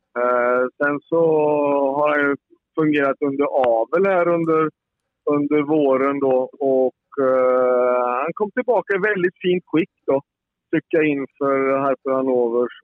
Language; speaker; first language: Swedish; native; Swedish